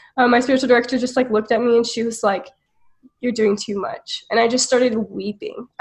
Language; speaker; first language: English; native; English